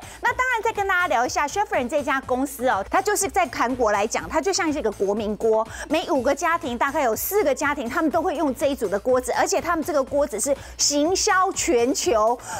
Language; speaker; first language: Chinese; native; Chinese